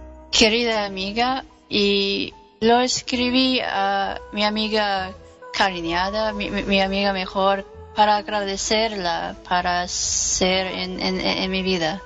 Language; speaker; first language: Spanish; non-native, learner; English